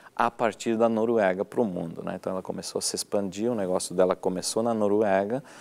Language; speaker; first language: Portuguese; native; Portuguese